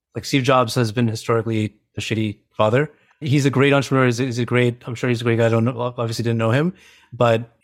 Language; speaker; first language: English; early bilingual, other home language; Hindi